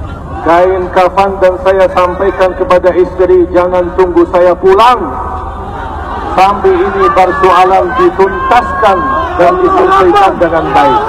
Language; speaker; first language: Indonesian; non-native, fluent; Arabic